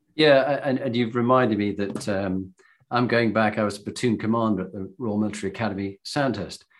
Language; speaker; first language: English; native; English